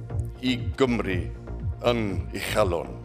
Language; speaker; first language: Welsh; non-native, learner; English